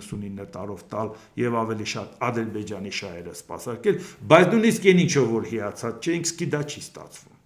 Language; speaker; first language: Armenian; native; Armenian